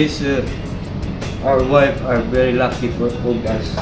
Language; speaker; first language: English; non-native, local second language; Filipino